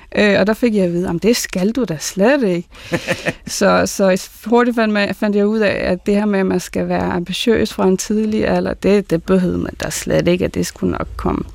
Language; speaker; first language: Danish; early bilingual, other home language; Arabic